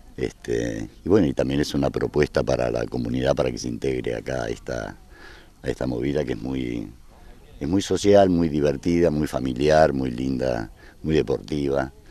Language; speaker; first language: Spanish; native; Spanish